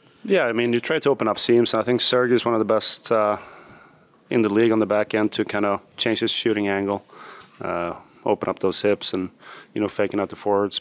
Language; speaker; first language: English; non-native, fluent; Swedish